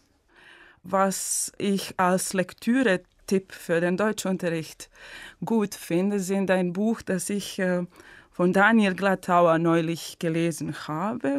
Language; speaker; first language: German; non-native, fluent; Serbian